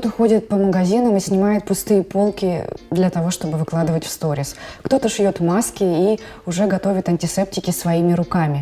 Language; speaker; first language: Russian; native; Russian